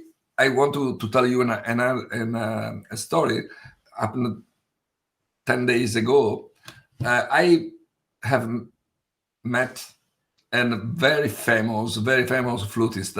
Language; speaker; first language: English; non-native, fluent; Italian